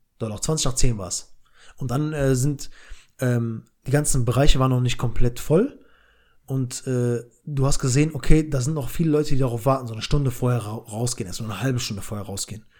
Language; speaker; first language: German; early bilingual, other home language; Albanian